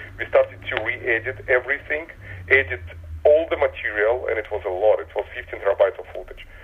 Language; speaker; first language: English; non-native, fluent; Russian